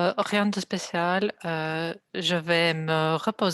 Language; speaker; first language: French; non-native, learner; Russian